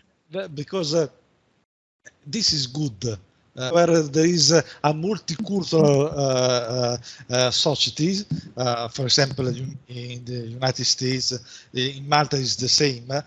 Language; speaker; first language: English; non-native, learner; Italian